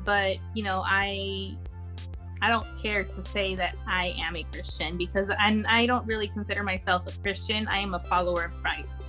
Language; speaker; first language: English; early bilingual, other home language; Spanish